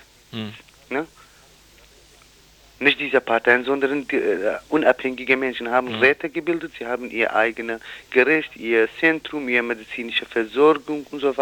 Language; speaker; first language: German; non-native, fluent; Kurdish